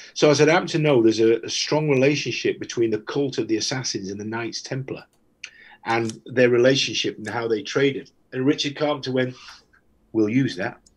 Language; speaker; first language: English; native; English